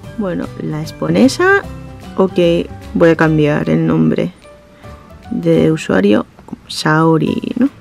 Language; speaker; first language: Spanish; non-native, fluent; Japanese